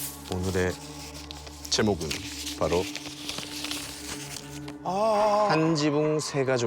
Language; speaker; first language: Korean; native; Korean